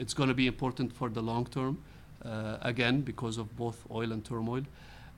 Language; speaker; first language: English; non-native, fluent; Arabic